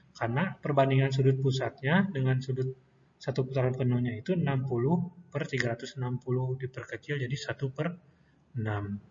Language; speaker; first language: Indonesian; native; Indonesian